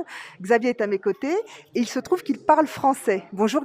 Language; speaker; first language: French; native; French